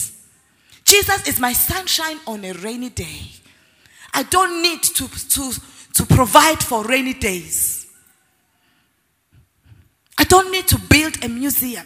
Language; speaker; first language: English; non-native, local second language; Zulu